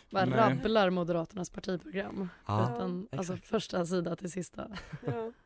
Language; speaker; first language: Swedish; native; Swedish